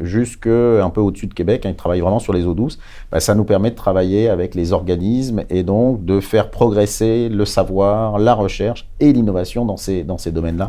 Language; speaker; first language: French; native; French